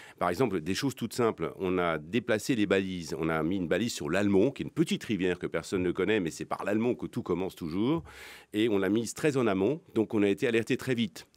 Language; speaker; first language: French; native; French